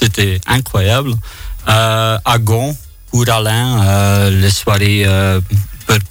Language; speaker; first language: French; non-native, local second language; Dutch